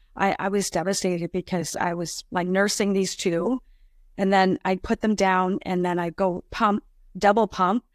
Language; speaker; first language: English; native; English